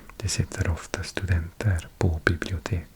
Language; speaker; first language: Swedish; non-native, learner; English